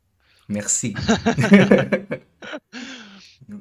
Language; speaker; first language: French; non-native, learner; German